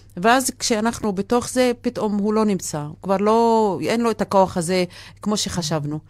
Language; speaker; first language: Hebrew; non-native, local second language; Arabic